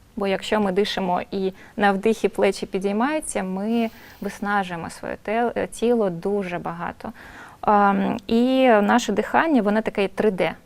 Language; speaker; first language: Ukrainian; non-native, local second language; Russian